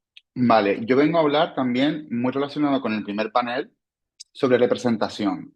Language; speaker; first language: Spanish; native; Spanish